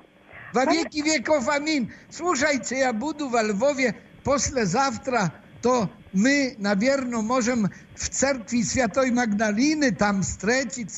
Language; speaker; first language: Russian; non-native, fluent; Polish